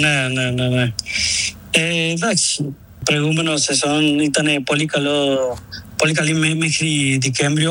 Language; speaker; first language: Greek; non-native, learner; Spanish